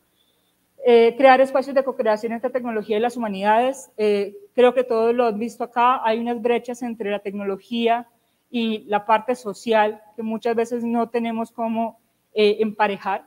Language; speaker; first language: Spanish; native; Spanish